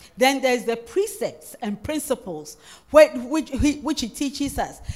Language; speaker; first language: English; non-native, local second language; Akan